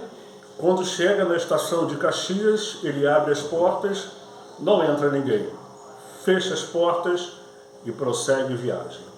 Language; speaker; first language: Portuguese; native; Portuguese